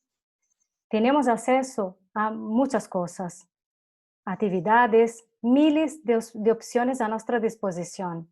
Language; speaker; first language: Spanish; non-native, fluent; Portuguese